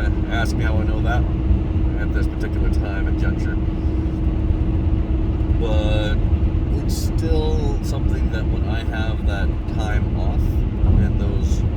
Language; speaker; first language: English; native; English